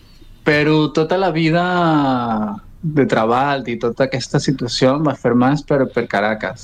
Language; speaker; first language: Catalan; non-native, learner; Spanish